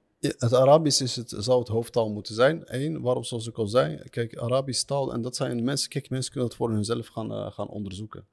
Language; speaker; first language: Dutch; early bilingual, other home language; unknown